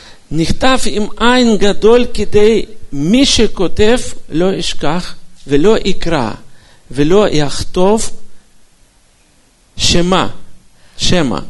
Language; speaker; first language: Hebrew; non-native, fluent; Russian